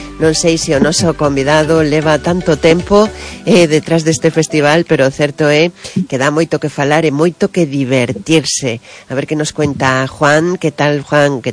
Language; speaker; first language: Galician; non-native, local second language; Spanish